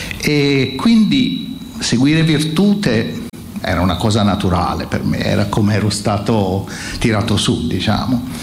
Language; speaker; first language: Italian; native; Italian